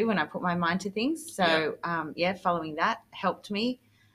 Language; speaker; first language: English; native; English